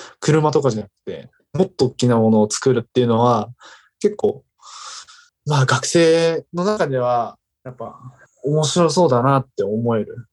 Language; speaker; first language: Japanese; native; Japanese